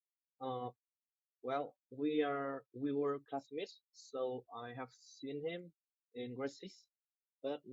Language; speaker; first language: English; non-native, learner; Vietnamese